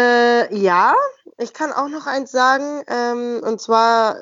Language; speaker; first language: German; native; German